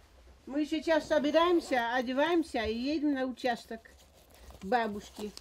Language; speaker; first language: Russian; non-native, fluent; Dutch